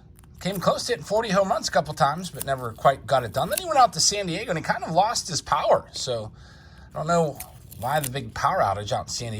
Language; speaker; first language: English; native; English